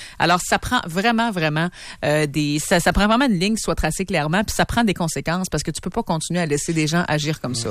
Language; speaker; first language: French; native; French